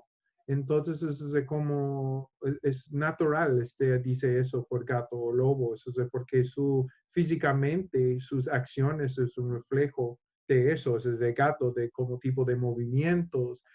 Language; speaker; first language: Spanish; non-native, learner; English